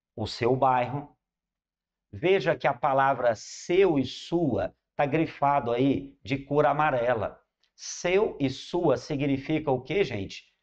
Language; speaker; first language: Portuguese; native; Portuguese